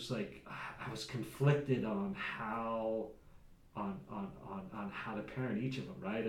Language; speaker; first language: English; native; English